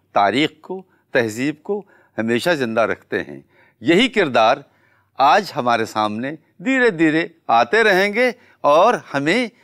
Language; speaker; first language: Urdu; native; Urdu